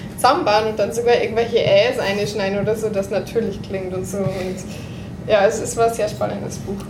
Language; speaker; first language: German; native; German